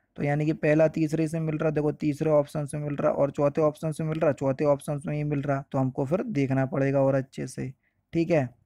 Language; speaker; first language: Hindi; native; Hindi